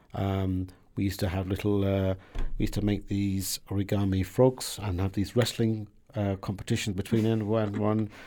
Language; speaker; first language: English; early bilingual, other home language; Persian